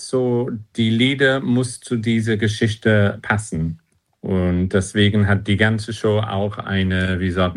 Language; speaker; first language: German; non-native, learner; English